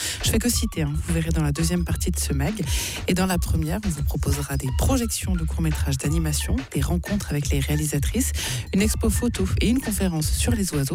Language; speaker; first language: French; native; French